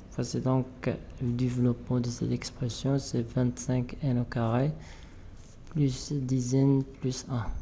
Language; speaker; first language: French; non-native, local second language; Arabic